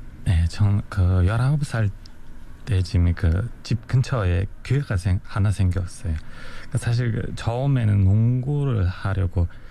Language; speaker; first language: Korean; non-native, fluent; Mongolian